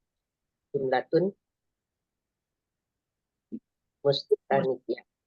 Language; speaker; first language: Arabic; non-native, learner; Indonesian